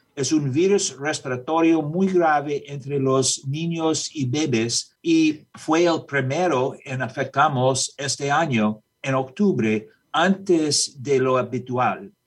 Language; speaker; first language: Spanish; non-native, learner; English